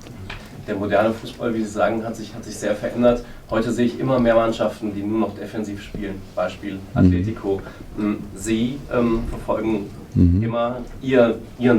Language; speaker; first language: German; native; German